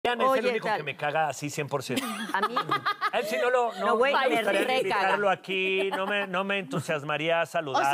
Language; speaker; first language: Spanish; native; Spanish